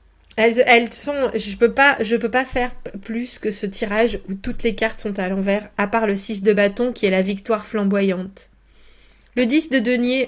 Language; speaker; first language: French; native; French